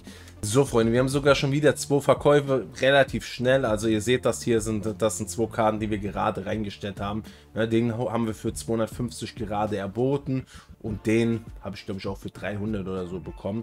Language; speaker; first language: German; native; German